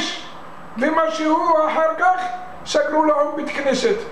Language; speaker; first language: Hebrew; non-native, fluent; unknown